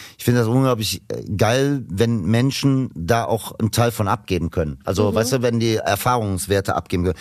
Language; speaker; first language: German; native; German